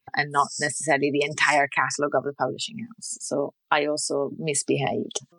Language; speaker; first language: English; non-native, fluent; Italian